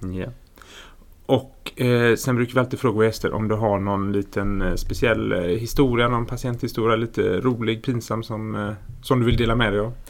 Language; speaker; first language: Swedish; native; Swedish